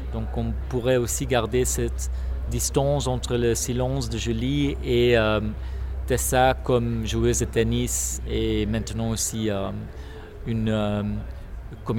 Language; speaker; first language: French; non-native, local second language; Dutch